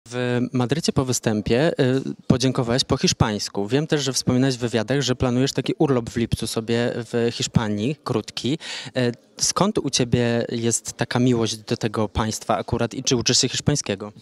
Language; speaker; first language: Polish; native; Polish